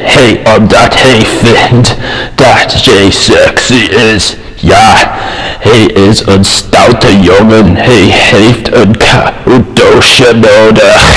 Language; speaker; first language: Dutch; non-native, learner; English